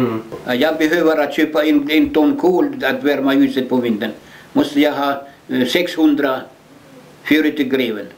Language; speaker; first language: Swedish; early bilingual, heritage; Swedish